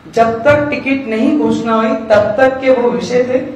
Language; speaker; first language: Hindi; non-native, local second language; Marathi